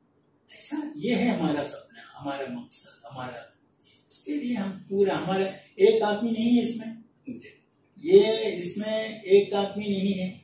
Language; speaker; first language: Hindi; non-native, local second language; Malayalam